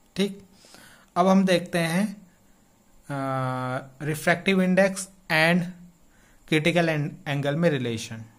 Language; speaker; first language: Hindi; native; Hindi